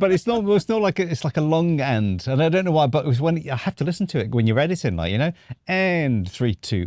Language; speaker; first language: English; native; English